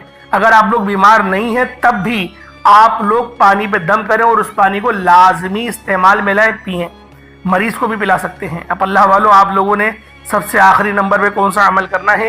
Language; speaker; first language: Urdu; native; Urdu